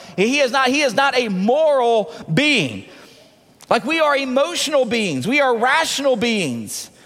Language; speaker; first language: English; native; English